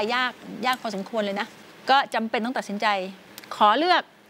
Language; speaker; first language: Thai; native; Thai